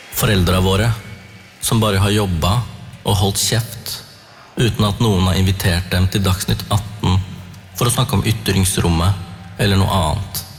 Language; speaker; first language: Norwegian; early bilingual, other home language; Tamil